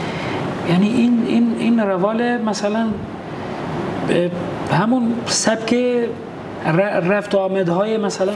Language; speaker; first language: Persian; non-native, fluent; Albanian